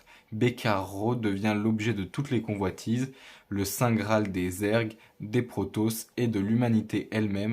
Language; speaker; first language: French; native; French